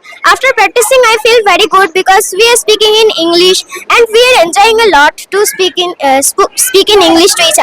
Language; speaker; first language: English; non-native, learner; Bangla